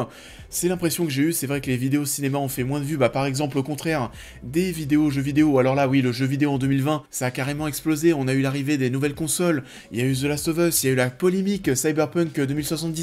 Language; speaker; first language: French; native; French